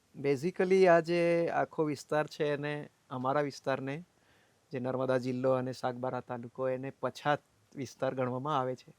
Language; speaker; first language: Gujarati; non-native, local second language; Bhili